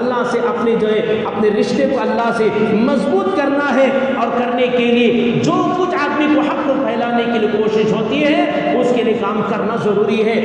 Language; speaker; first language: Urdu; native; Urdu